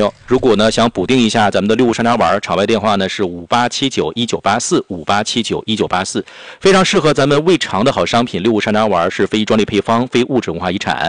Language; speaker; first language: Chinese; native; Chinese